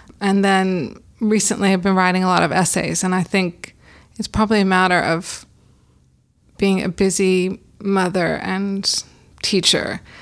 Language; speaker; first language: English; native; English